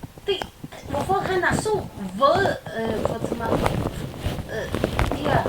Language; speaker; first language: Danish; non-native, learner; Chinese